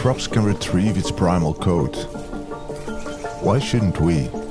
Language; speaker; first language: English; non-native, fluent; Dutch